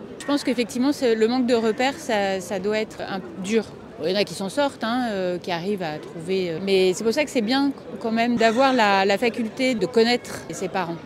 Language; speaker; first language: French; native; French